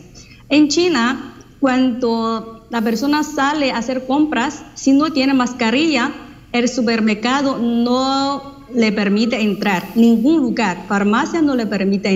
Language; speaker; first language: Spanish; non-native, fluent; Chinese